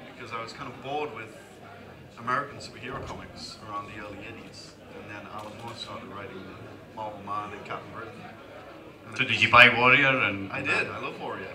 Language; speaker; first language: English; native; English